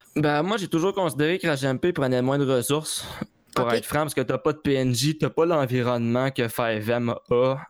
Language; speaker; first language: French; native; French